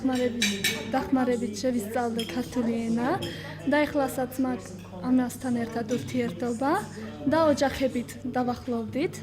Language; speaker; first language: Georgian; non-native, local second language; Armenian